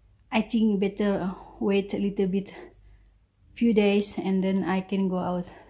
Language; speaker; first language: English; non-native, learner; Indonesian